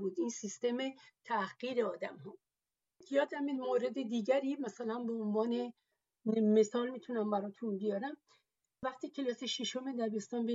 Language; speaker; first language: Persian; native; Persian